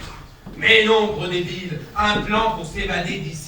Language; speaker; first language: French; native; French